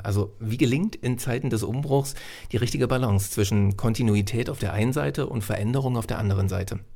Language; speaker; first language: German; native; German